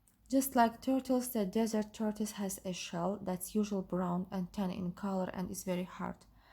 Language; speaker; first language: English; non-native, fluent; Azerbaijani